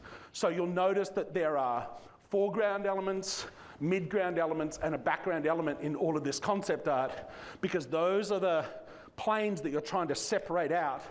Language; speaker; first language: English; native; English